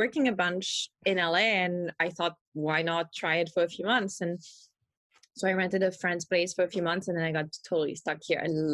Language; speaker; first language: English; non-native, fluent; French